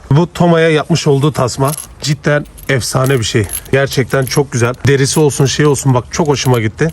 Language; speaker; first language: Turkish; native; Turkish